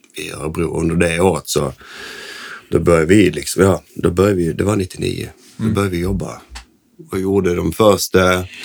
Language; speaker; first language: Swedish; native; Swedish